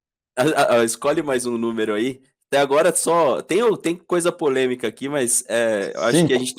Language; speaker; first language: Portuguese; native; Portuguese